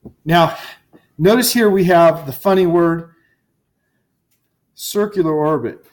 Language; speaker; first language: English; native; English